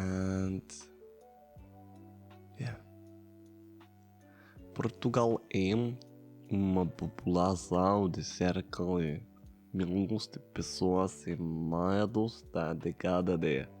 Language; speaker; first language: Portuguese; non-native, learner; German